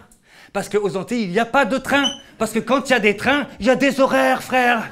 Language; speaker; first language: French; native; French